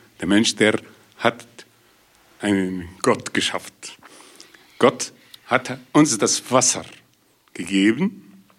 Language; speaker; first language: German; non-native, learner; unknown